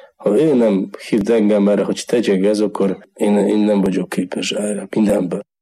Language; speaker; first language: Hungarian; non-native, learner; Polish